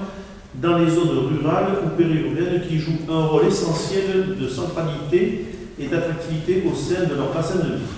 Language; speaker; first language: French; native; French